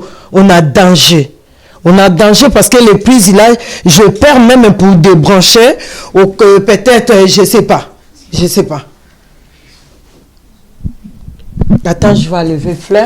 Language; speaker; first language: French; non-native, learner; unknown